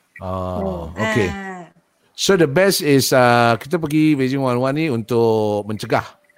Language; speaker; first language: Malay; native; Malay